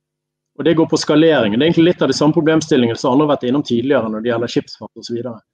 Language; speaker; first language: Norwegian; native; Norwegian